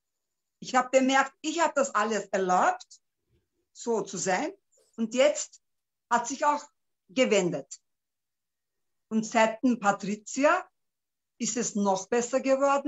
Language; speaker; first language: German; non-native, local second language; Turkish